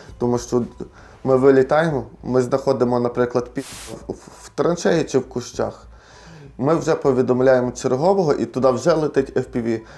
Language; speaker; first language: Ukrainian; native; Ukrainian